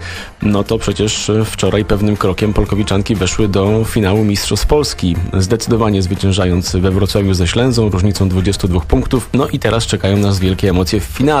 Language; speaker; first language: Polish; native; Polish